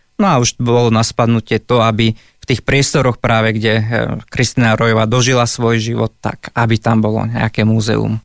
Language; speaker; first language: Slovak; native; Slovak